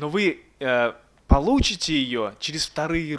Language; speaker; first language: Russian; native; Russian